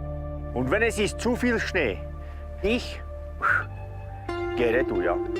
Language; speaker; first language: German; non-native, learner; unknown